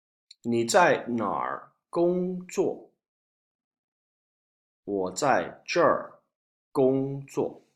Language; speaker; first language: Chinese; non-native, fluent; English